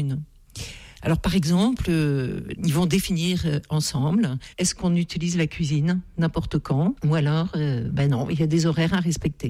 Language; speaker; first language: French; native; French